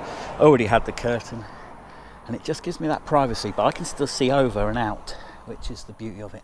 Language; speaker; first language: English; native; English